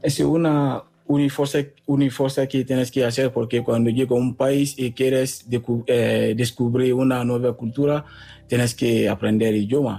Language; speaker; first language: Spanish; non-native, learner; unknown